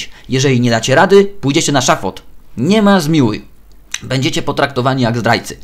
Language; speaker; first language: Polish; native; Polish